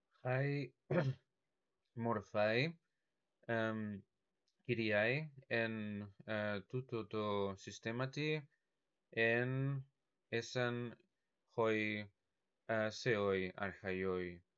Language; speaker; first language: Greek; non-native, learner; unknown